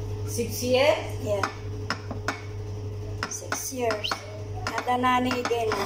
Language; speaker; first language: English; non-native, learner; Filipino